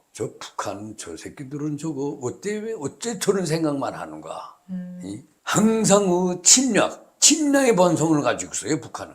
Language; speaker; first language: Korean; native; Korean